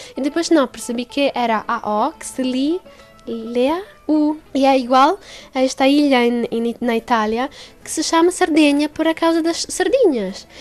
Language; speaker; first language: Portuguese; non-native, learner; Italian